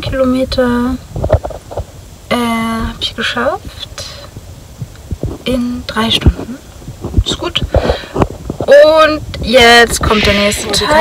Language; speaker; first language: German; native; German